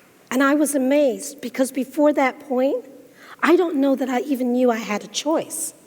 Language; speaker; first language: English; native; English